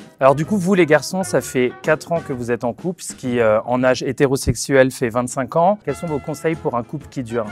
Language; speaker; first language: French; native; French